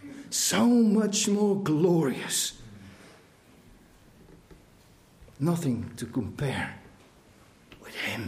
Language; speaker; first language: English; non-native, fluent; Dutch